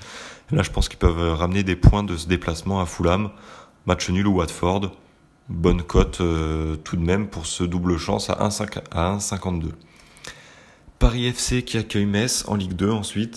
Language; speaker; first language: French; native; French